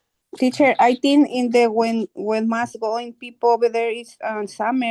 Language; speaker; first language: English; non-native, learner; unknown